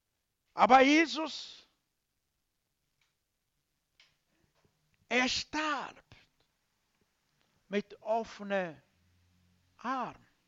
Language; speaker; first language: German; non-native, learner; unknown